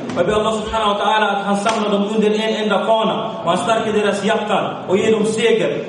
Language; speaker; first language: Swedish; early bilingual, other home language; Arabic